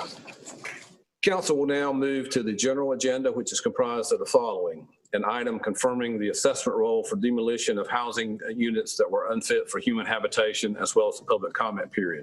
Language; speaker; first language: English; native; English